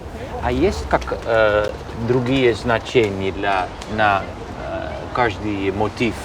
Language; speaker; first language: Russian; non-native, learner; Dutch